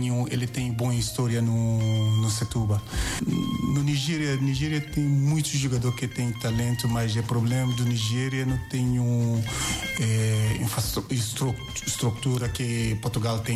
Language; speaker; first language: Portuguese; non-native, learner; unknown